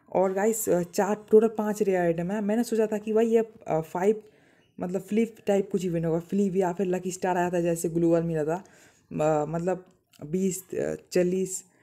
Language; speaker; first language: Hindi; non-native, local second language; Bangla